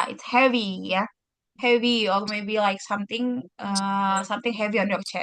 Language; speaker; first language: English; non-native, fluent; Indonesian